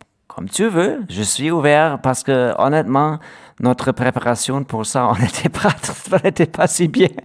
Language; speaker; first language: French; non-native, learner; German